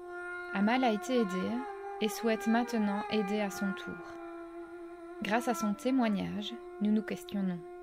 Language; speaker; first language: French; native; French